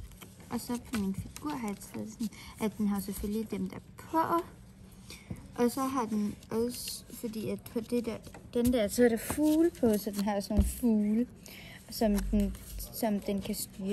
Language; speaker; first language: Danish; native; Danish